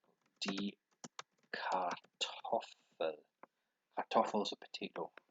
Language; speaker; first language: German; non-native, learner; English